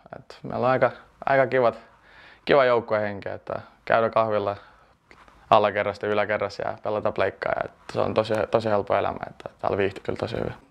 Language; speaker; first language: Finnish; early bilingual, other home language; Russian